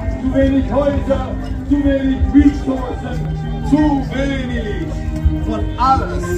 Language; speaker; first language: German; non-native, learner; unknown